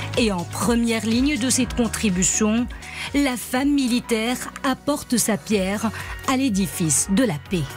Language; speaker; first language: French; non-native, local second language; Arabic